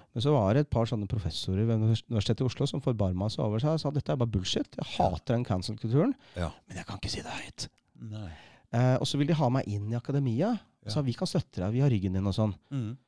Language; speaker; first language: Norwegian; native; Norwegian